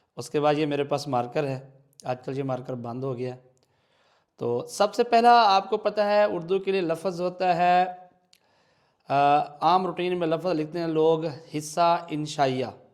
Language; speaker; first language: Urdu; non-native, local second language; Punjabi